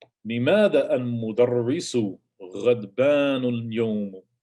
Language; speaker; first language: Arabic; non-native, fluent; English